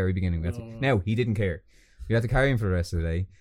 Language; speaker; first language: English; native; English